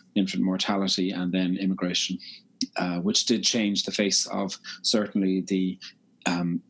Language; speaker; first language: English; native; English